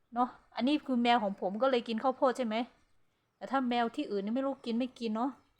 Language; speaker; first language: Thai; native; Thai